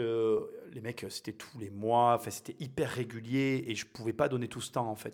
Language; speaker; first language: French; native; French